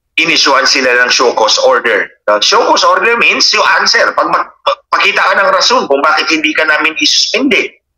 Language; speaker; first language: Filipino; non-native, local second language; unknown